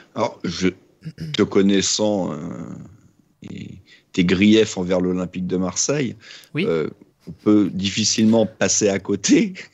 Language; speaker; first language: French; native; French